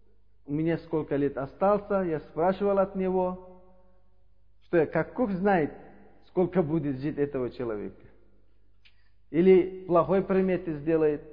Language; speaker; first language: Russian; non-native, learner; Uzbek